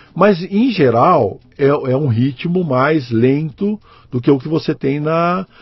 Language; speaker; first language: Portuguese; native; Portuguese